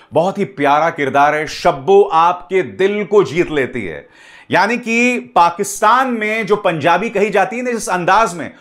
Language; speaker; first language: Hindi; native; Hindi